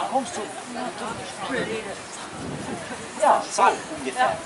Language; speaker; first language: German; non-native, fluent; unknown